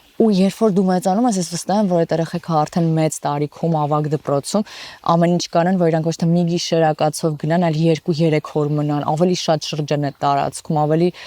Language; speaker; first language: Armenian; native; Armenian